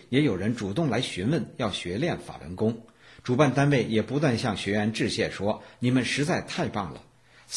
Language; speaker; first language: Chinese; native; Chinese